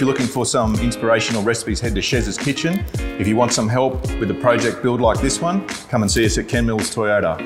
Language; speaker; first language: English; native; English